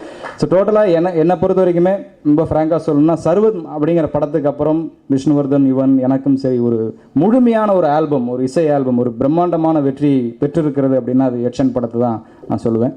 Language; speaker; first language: Tamil; native; Tamil